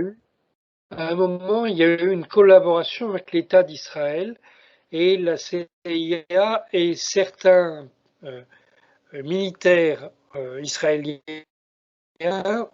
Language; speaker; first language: French; native; French